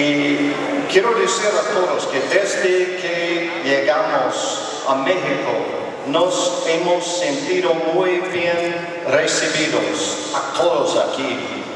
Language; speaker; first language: Spanish; non-native, learner; English